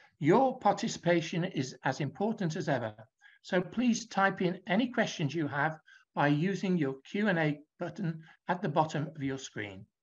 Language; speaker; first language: English; native; English